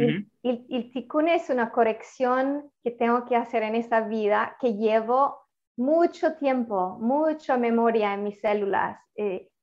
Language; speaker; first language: Spanish; non-native, fluent; Italian